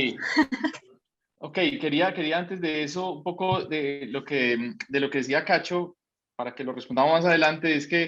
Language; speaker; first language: Spanish; native; Spanish